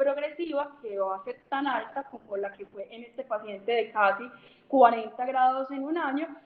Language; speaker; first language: Spanish; native; Spanish